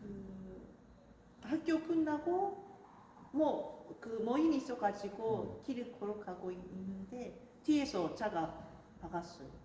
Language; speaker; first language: Korean; non-native, fluent; Japanese